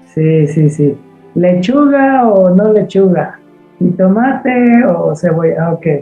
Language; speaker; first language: Spanish; native; Spanish